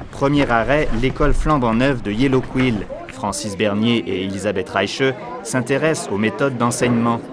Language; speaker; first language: French; native; French